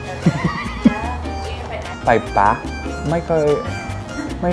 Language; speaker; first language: Thai; non-native, learner; Dutch